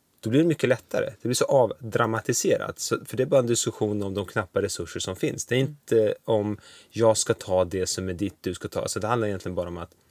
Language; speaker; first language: Swedish; early bilingual, other home language; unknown